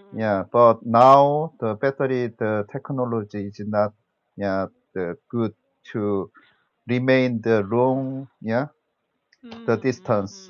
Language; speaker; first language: English; non-native, learner; Korean